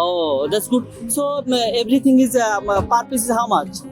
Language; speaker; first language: English; non-native, learner; Bangla